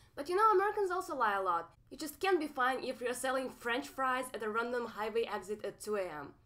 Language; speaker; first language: English; non-native, fluent; Russian